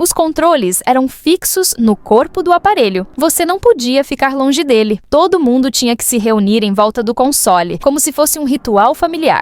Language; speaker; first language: Portuguese; native; Portuguese